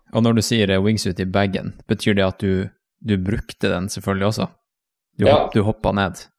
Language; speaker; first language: Norwegian; native; Norwegian